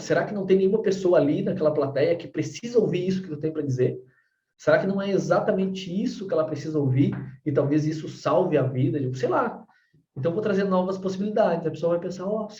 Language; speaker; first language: Portuguese; native; Portuguese